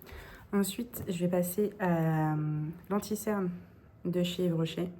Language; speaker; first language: French; native; French